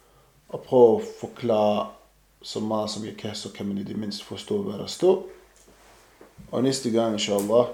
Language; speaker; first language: Danish; non-native, fluent; Arabic